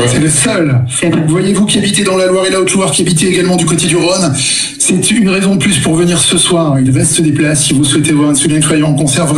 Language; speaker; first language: French; native; French